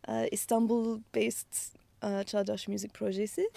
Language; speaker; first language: Turkish; non-native, learner; English